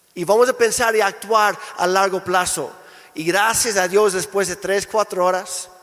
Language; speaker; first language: Spanish; non-native, fluent; English